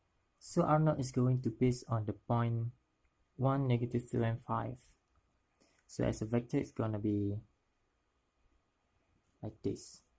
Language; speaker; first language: English; non-native, local second language; Malay